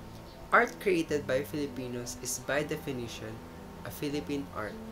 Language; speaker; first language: English; non-native, local second language; Filipino